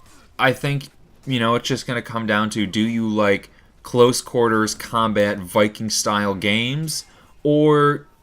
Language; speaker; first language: English; native; English